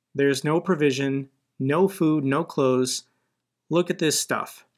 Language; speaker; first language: English; native; English